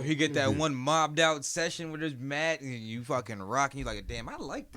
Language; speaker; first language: English; native; English